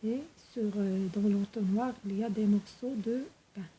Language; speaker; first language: French; non-native, local second language; Arabic